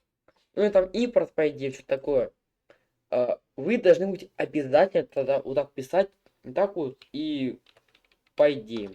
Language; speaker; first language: Russian; native; Russian